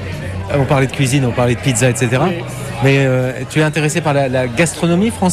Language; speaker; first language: French; native; French